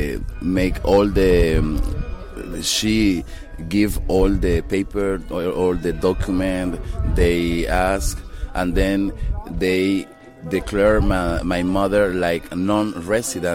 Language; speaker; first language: English; non-native, learner; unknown